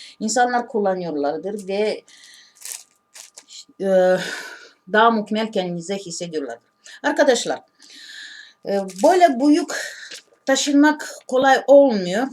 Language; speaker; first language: Turkish; non-native, learner; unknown